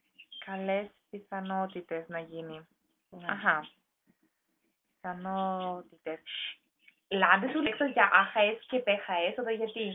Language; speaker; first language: Greek; non-native, learner; German